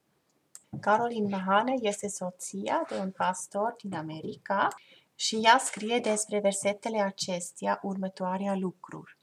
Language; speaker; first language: Romanian; non-native, fluent; German